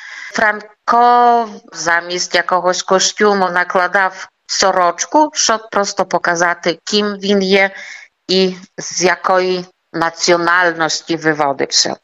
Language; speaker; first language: Ukrainian; early bilingual, heritage; Ukrainian